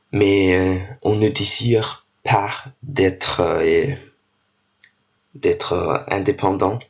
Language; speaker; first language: French; non-native, learner; Danish